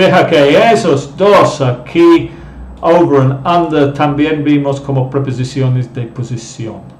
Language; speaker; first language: Spanish; non-native, fluent; English